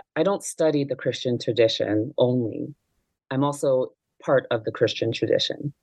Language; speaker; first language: English; native; English